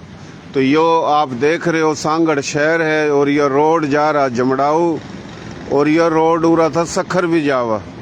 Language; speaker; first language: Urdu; non-native, local second language; Haryanvi